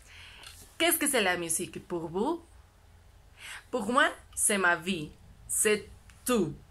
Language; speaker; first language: French; non-native, learner; Spanish